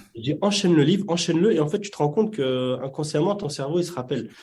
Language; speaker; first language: French; early bilingual, other home language; Arabic